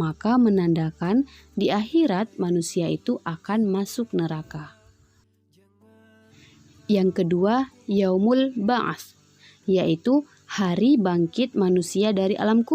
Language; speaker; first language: Indonesian; native; Indonesian